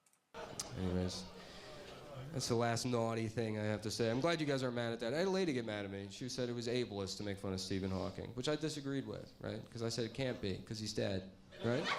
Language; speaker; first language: English; native; English